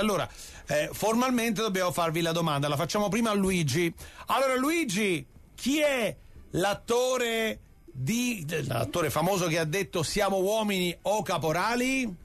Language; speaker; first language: Italian; native; Italian